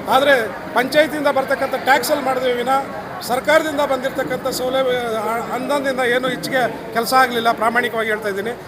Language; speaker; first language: Kannada; native; Kannada